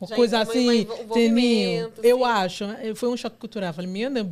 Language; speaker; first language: Portuguese; non-native, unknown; Yoruba